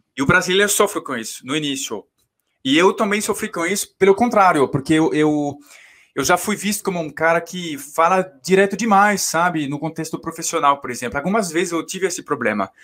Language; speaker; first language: Portuguese; non-native, fluent; French